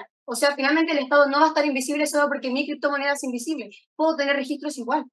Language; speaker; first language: Spanish; native; Spanish